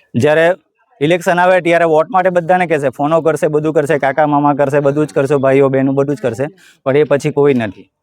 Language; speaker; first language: Gujarati; native; Gujarati